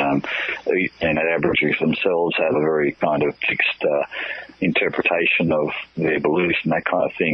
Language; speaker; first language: English; native; English